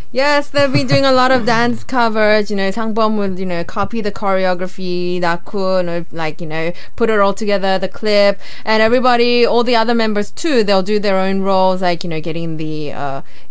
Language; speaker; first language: English; early bilingual, other home language; Korean